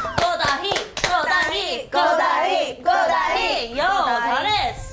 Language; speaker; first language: Korean; native; Korean